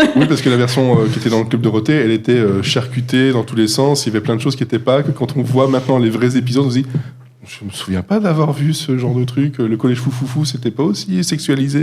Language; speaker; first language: French; native; French